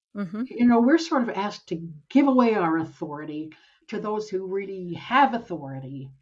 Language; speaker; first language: English; native; English